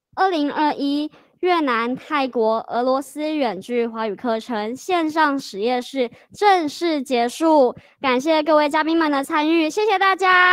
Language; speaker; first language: Chinese; native; Chinese